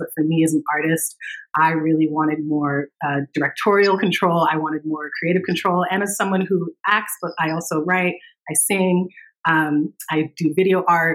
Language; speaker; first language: English; native; English